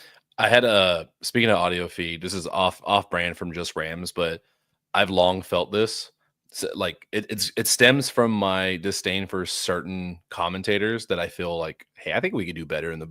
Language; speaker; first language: English; native; English